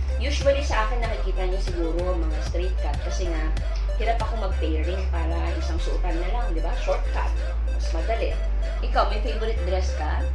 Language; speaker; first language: Filipino; non-native, local second language; Iloko